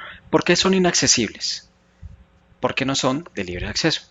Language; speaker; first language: Spanish; native; Spanish